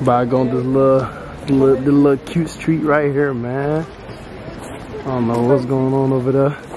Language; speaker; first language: English; early bilingual, other home language; French